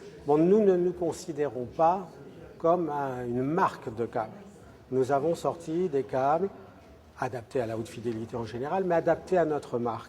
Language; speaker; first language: French; native; French